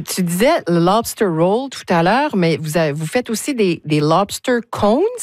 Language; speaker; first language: French; native; French